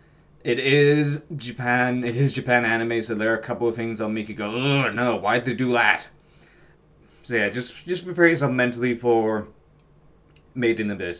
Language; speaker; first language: English; native; English